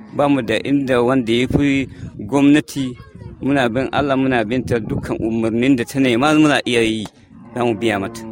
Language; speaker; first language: Hausa; non-native, local second language; Fula